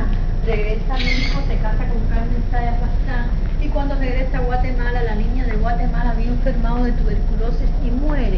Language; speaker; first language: Spanish; native; Spanish